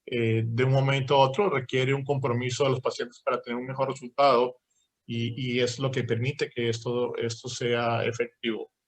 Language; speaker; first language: Spanish; native; Spanish